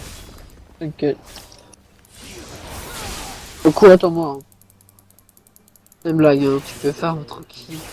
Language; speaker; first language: French; native; French